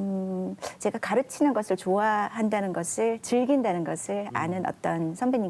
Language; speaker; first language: Korean; native; Korean